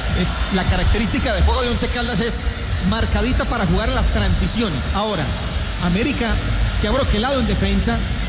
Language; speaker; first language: Spanish; native; Spanish